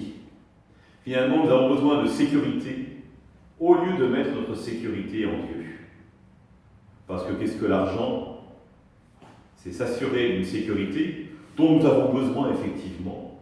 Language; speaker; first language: French; native; French